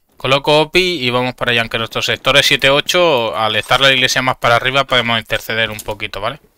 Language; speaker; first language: Spanish; native; Spanish